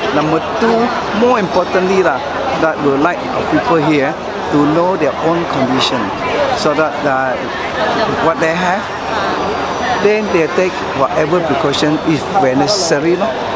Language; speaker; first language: English; non-native, local second language; Chinese